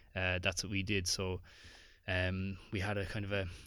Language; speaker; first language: English; native; English